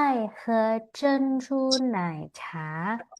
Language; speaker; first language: Chinese; non-native, fluent; Indonesian